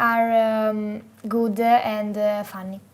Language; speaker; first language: English; non-native, learner; Italian